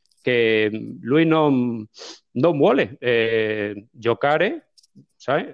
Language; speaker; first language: Italian; non-native, fluent; Spanish